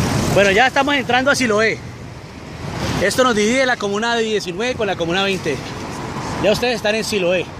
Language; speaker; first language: Spanish; native; Spanish